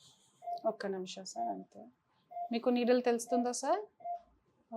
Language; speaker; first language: Telugu; non-native, local second language; Hindi